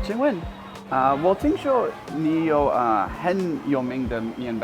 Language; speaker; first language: Chinese; non-native, learner; English